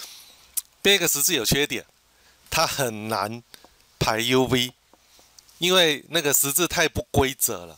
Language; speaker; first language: Chinese; native; Chinese